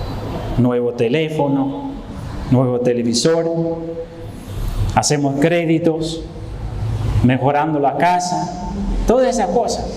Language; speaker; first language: Spanish; non-native, fluent; Dutch